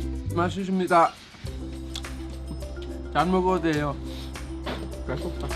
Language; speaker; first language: Korean; non-native, learner; Vietnamese